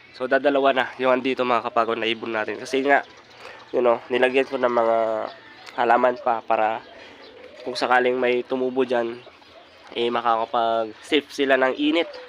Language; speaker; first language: Filipino; native; Filipino